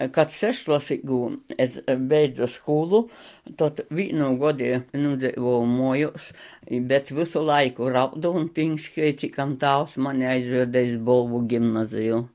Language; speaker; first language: Latvian; native; Latvian